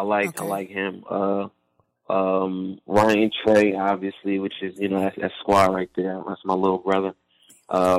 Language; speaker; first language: English; native; English